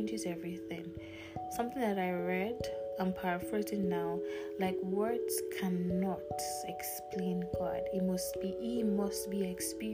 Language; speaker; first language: English; non-native, local second language; Yoruba